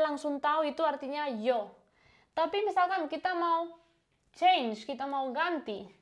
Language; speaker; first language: Indonesian; non-native, fluent; Spanish